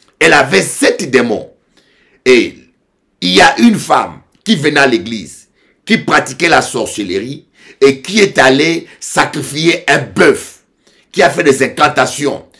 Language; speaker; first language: French; non-native, local second language; Lingala